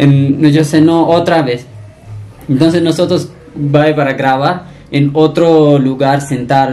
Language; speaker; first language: Spanish; non-native, learner; Punjabi